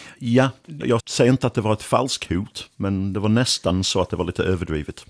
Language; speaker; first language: Swedish; non-native, fluent; English